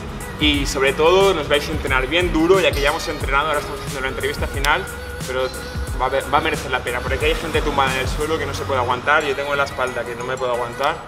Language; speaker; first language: Spanish; native; Spanish